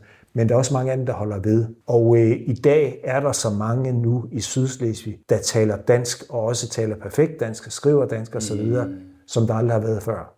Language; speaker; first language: Danish; native; Danish